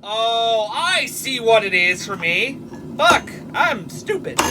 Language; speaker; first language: English; native; English